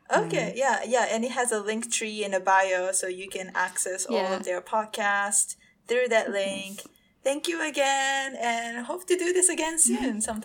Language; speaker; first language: English; non-native, fluent; Japanese